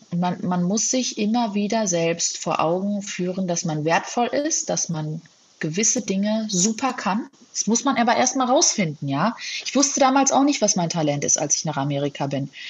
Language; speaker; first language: German; native; German